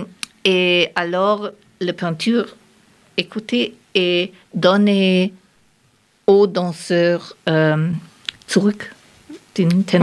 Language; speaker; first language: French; non-native, learner; German